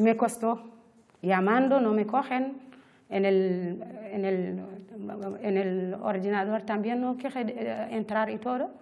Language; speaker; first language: Spanish; non-native, learner; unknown